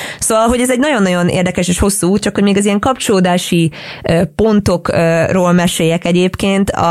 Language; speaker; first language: Hungarian; native; Hungarian